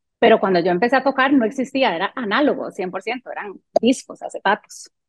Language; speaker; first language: Spanish; early bilingual, other home language; French